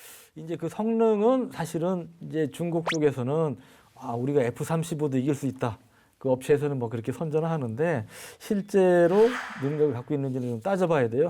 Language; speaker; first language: Korean; native; Korean